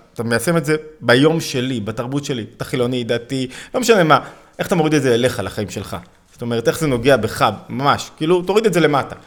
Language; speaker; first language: Hebrew; native; Hebrew